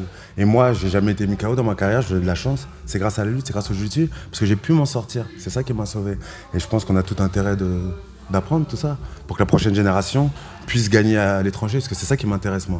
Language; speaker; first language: French; native; French